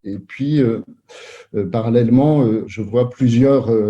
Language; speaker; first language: French; native; French